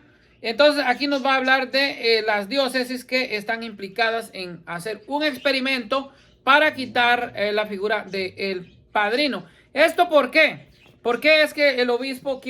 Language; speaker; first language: Spanish; native; Spanish